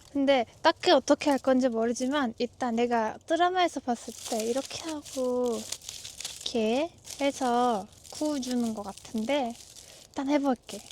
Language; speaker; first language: Korean; non-native, fluent; Turkish